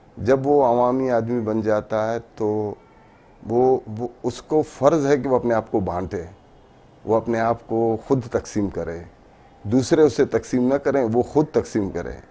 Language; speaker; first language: Urdu; non-native, local second language; Baluchi